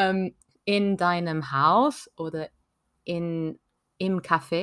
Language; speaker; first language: German; non-native, learner; French